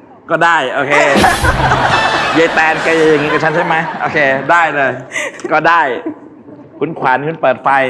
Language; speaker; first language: Thai; native; Thai